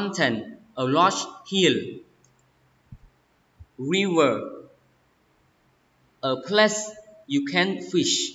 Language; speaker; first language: English; non-native, learner; Khmer